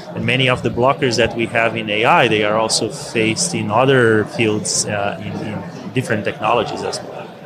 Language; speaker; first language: English; non-native, fluent; Portuguese